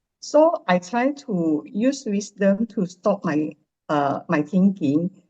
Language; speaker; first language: English; non-native, learner; Indonesian